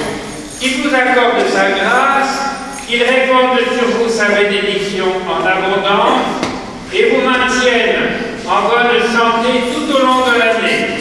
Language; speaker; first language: French; native; French